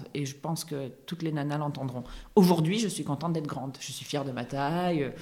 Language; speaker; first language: French; native; French